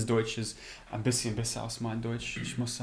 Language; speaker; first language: German; non-native, learner; English